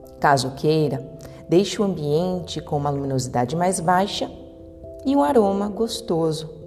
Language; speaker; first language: Portuguese; native; Portuguese